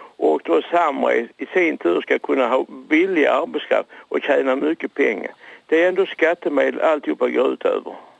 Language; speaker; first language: Swedish; native; Swedish